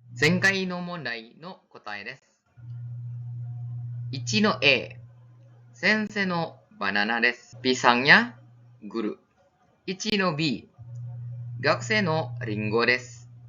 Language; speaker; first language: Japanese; non-native, fluent; Indonesian